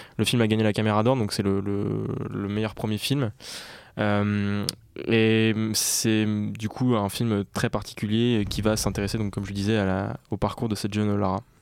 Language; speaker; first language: French; native; French